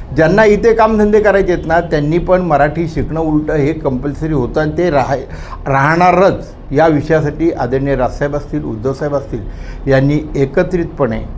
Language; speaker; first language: Marathi; native; Marathi